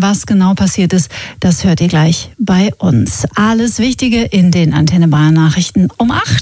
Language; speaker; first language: German; native; German